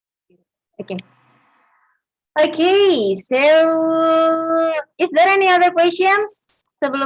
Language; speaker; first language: English; non-native, fluent; Indonesian